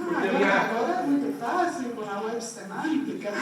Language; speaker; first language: Portuguese; non-native, fluent; Spanish